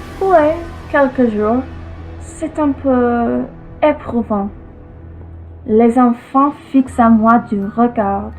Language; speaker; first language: French; non-native, learner; English